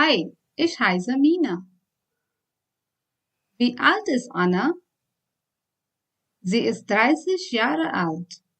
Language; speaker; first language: German; non-native, fluent; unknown